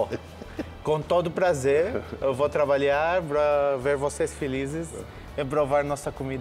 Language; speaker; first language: Portuguese; non-native, fluent; Arabic